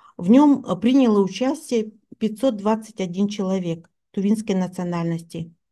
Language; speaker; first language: Russian; non-native, local second language; Tuvinian